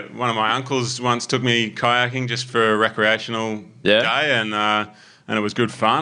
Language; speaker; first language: English; native; English